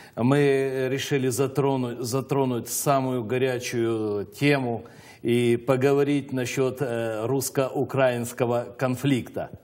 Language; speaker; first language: Russian; native; Russian